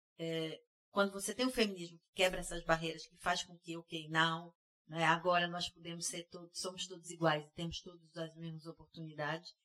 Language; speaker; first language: Portuguese; early bilingual, heritage; Portuguese